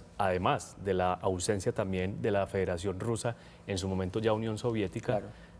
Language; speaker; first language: Spanish; native; Spanish